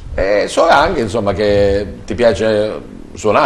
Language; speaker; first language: Italian; native; Italian